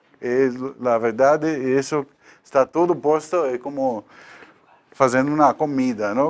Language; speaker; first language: Portuguese; non-native, learner; Spanish